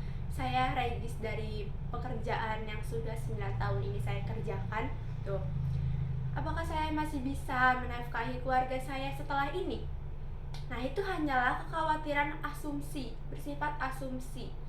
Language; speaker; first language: Indonesian; native; Indonesian